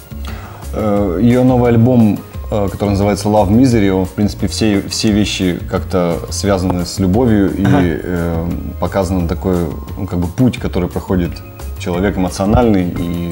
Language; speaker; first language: Russian; native; Russian